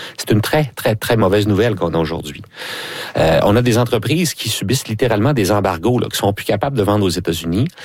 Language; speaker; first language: French; native; French